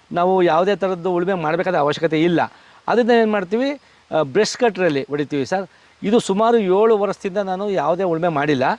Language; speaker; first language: Kannada; native; Kannada